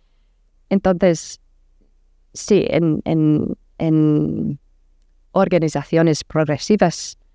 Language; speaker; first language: Spanish; non-native, learner; English